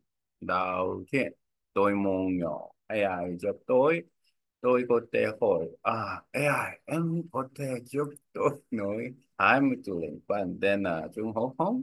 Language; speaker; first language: Vietnamese; non-native, learner; Korean